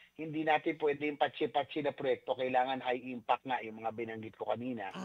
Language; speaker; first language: Filipino; native; Filipino